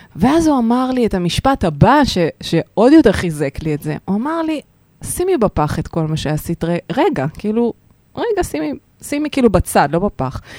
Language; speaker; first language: Hebrew; early bilingual, other home language; Russian